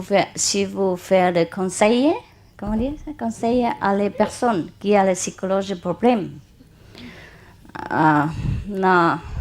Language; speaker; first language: French; non-native, learner; Chinese